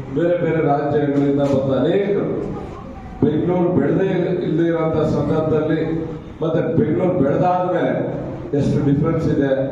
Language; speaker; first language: Kannada; native; Kannada